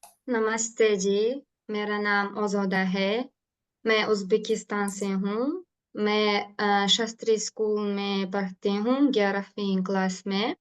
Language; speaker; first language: Hindi; non-native, learner; Uzbek